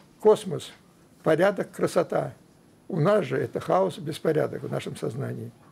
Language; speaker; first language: Russian; native; Russian